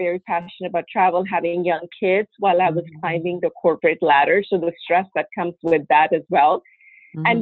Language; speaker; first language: English; non-native, local second language; Hindi